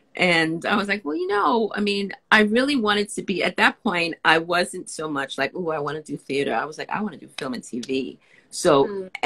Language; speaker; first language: English; native; English